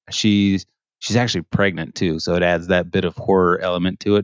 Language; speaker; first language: English; early bilingual, other home language; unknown